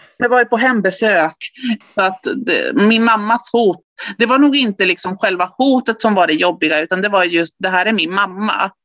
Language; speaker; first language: Swedish; early bilingual, other home language; Spanish